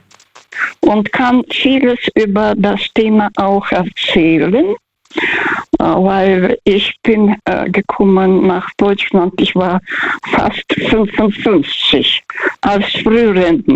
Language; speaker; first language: German; non-native, fluent; Russian